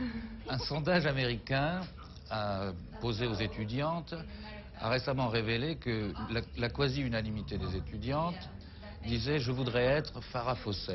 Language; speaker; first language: French; native; French